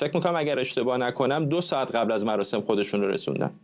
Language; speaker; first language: Persian; native; Persian